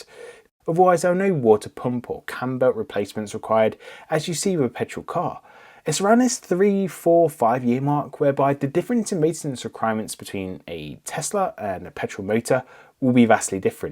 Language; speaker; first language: English; native; English